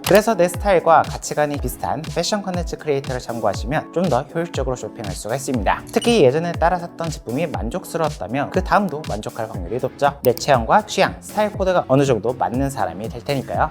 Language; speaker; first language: Korean; native; Korean